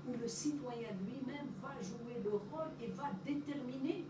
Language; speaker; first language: French; non-native, local second language; Arabic